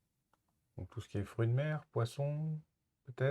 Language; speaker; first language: French; native; French